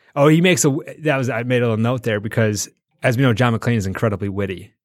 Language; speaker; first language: English; native; English